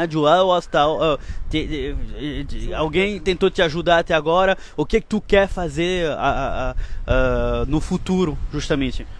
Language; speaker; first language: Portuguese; non-native, fluent; French